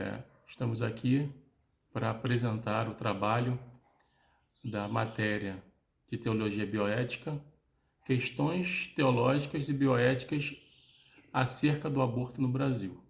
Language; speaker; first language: Portuguese; native; Portuguese